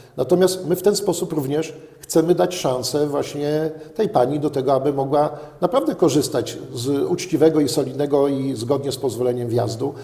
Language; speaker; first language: Polish; native; Polish